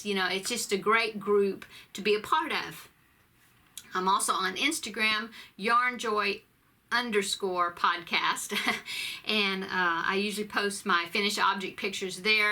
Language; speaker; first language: English; native; English